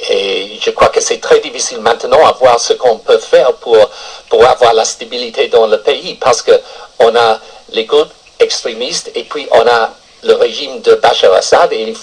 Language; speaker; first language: French; non-native, fluent; English